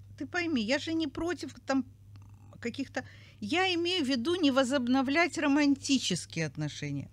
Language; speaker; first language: Russian; native; Russian